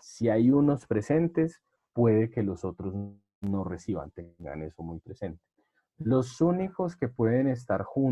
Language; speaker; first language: Spanish; native; Spanish